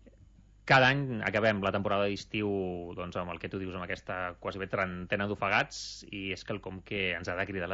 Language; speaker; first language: Catalan; native; Catalan